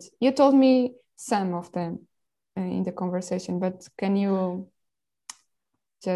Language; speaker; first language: English; non-native, local second language; Portuguese